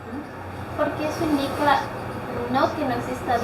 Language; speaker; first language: Spanish; native; Spanish